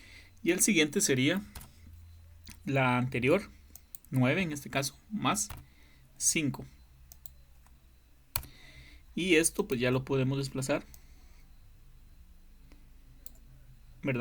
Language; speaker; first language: Spanish; native; Spanish